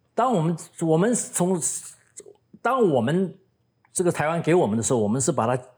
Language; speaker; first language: Chinese; native; Chinese